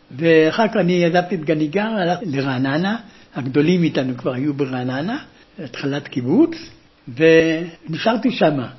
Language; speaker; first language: Hebrew; early bilingual, other home language; German